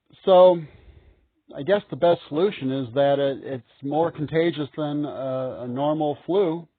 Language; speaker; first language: English; native; English